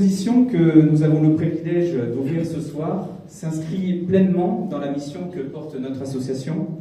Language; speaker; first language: French; native; French